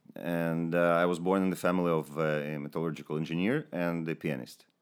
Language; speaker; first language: English; non-native, fluent; Russian